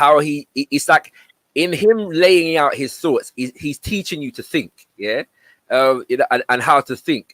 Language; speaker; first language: English; native; English